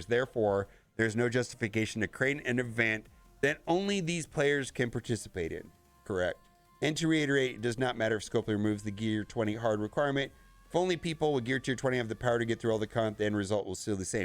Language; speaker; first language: English; native; English